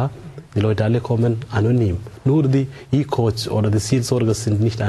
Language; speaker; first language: German; non-native, fluent; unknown